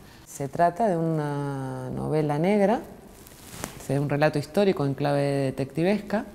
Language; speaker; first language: Spanish; native; Spanish